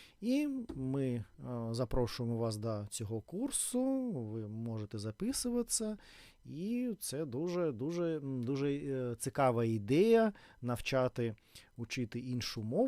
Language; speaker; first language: Ukrainian; non-native, fluent; Russian